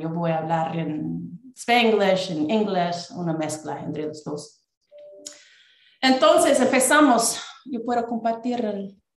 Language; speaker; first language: Spanish; non-native, fluent; English